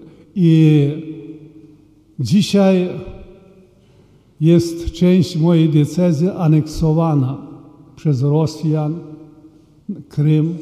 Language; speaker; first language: Polish; early bilingual, heritage; Polish